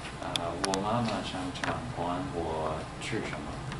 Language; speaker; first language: Chinese; non-native, learner; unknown